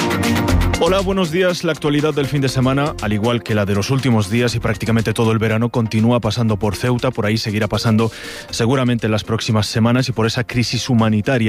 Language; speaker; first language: Spanish; native; Spanish